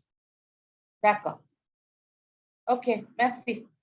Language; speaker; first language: French; non-native, learner; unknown